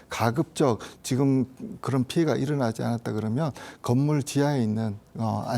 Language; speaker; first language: Korean; native; Korean